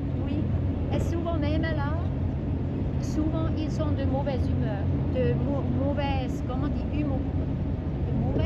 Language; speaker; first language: French; non-native, local second language; German